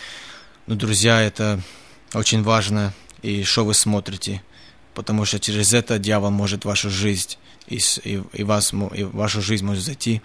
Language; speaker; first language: Russian; early bilingual, heritage; Russian